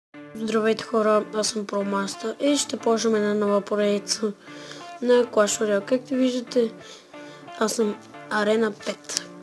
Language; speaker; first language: Bulgarian; native; Bulgarian